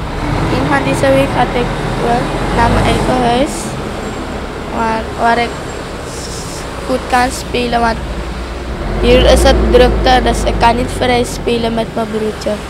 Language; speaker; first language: Dutch; non-native, local second language; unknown